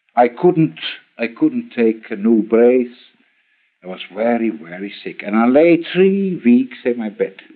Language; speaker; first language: English; non-native, learner; Dutch